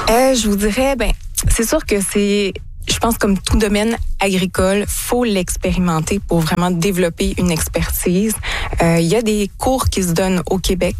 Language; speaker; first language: French; native; French